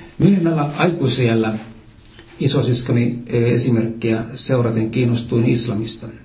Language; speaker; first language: Finnish; native; Finnish